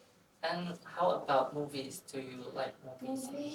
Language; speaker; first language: English; non-native, fluent; Indonesian